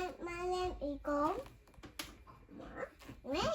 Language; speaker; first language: English; non-native, learner; Vietnamese